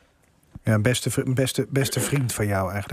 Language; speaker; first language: Dutch; native; Dutch